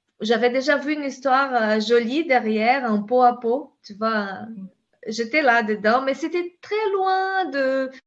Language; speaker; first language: French; non-native, fluent; Portuguese